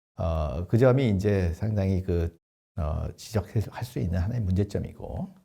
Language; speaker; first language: Korean; native; Korean